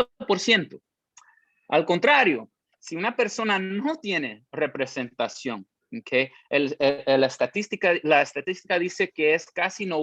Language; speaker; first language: Spanish; early bilingual, heritage; Spanish